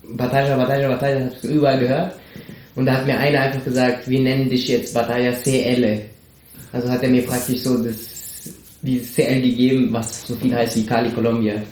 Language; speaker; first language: German; early bilingual, other home language; Spanish